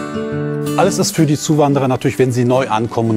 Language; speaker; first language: German; non-native, fluent; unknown